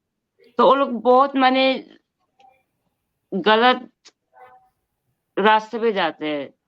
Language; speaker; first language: Hindi; non-native, local second language; Bangla